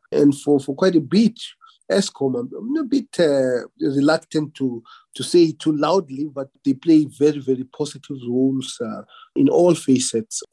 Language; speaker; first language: English; non-native, local second language; Venda